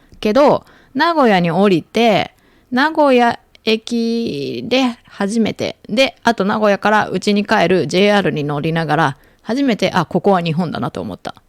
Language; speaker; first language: Japanese; native; Japanese